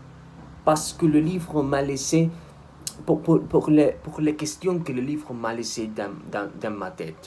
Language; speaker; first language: French; non-native, learner; Spanish